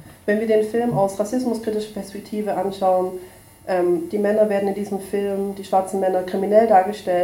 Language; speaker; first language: German; native; German